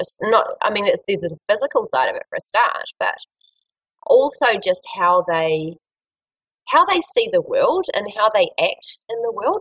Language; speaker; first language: English; native; English